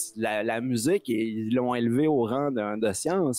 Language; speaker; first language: French; native; French